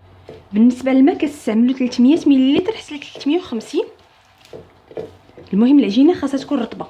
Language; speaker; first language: Arabic; native; Arabic